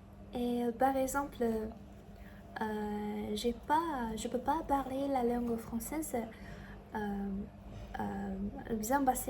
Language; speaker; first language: French; non-native, learner; Chinese